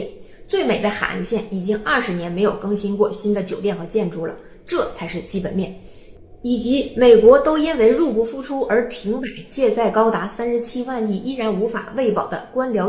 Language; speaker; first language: Chinese; native; Chinese